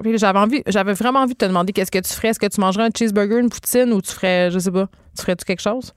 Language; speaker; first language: French; native; French